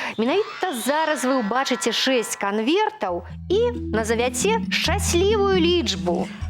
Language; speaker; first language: Belarusian; native; Belarusian